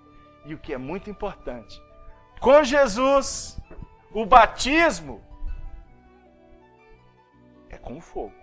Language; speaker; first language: Portuguese; native; Portuguese